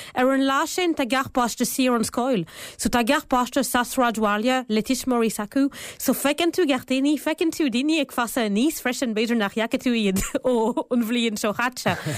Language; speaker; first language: Irish; non-native, fluent; French